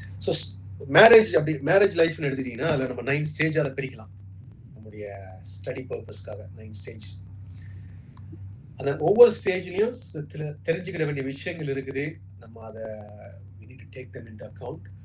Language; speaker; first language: Tamil; native; Tamil